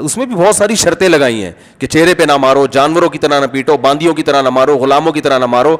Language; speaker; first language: Urdu; native; Urdu